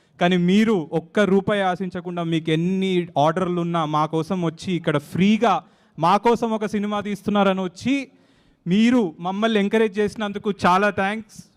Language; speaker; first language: Telugu; native; Telugu